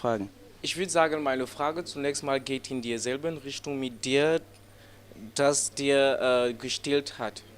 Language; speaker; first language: German; non-native, learner; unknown